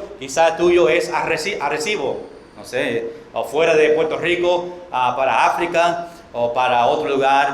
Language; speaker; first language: Spanish; non-native, fluent; English